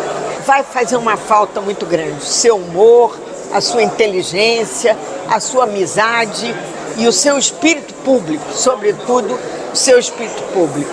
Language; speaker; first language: Portuguese; native; Portuguese